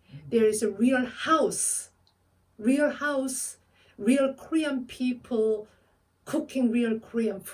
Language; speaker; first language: English; non-native, fluent; Korean